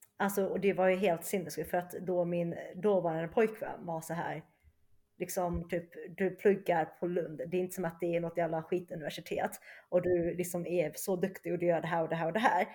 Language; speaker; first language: Swedish; early bilingual, other home language; Chinese